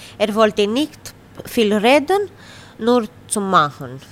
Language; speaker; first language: German; non-native, learner; Romanian